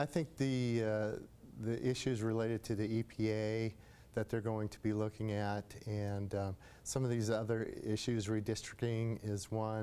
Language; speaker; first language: English; native; English